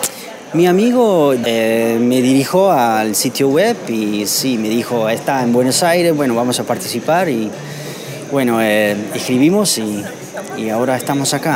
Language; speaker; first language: Spanish; non-native, learner; Dutch